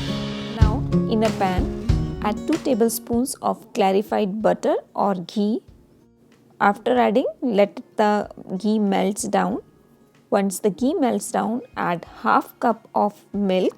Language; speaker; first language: English; non-native, local second language; Hindi